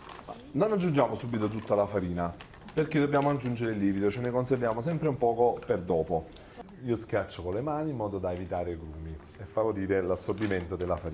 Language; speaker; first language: Italian; native; Italian